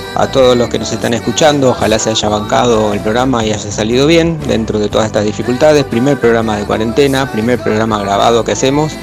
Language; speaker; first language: Spanish; native; Spanish